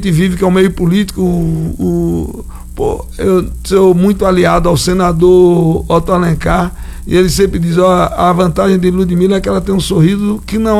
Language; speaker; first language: Portuguese; native; Portuguese